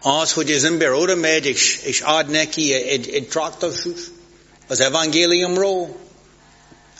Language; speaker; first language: Hungarian; non-native, fluent; English